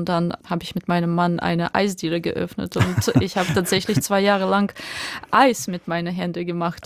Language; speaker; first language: German; non-native, fluent; Russian